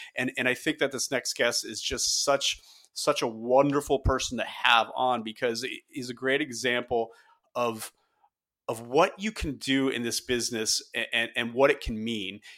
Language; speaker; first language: English; native; English